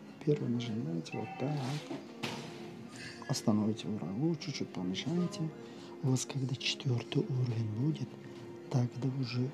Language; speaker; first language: Russian; non-native, local second language; Uzbek